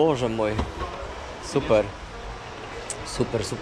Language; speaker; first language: Russian; non-native, learner; Polish